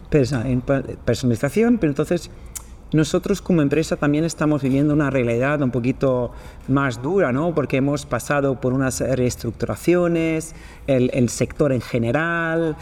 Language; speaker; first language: Spanish; non-native, fluent; Swedish